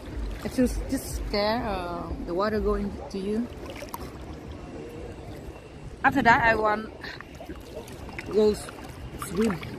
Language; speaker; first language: English; non-native, learner; Vietnamese